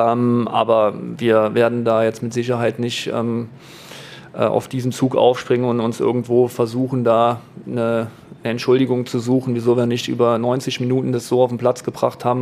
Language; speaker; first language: German; native; German